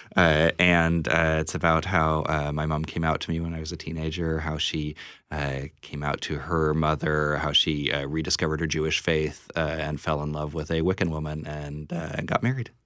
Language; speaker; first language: English; native; English